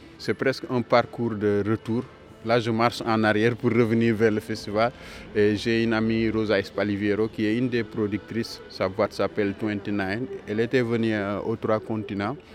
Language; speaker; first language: French; non-native, local second language; Wolof